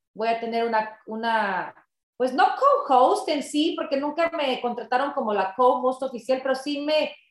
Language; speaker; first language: Spanish; early bilingual, heritage; Spanish